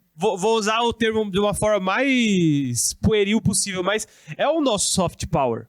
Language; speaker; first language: Portuguese; native; Portuguese